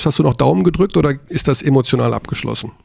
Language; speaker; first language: German; native; German